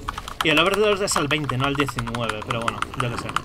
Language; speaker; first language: Spanish; native; Spanish